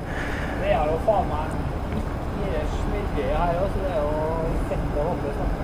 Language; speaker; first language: Norwegian; native; Norwegian